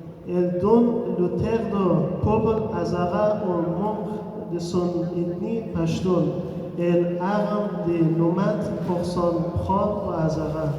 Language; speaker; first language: French; non-native, learner; Persian